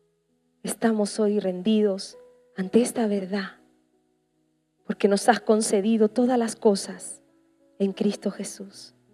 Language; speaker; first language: Spanish; native; Spanish